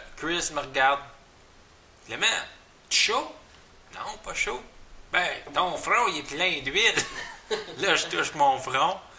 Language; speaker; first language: French; native; French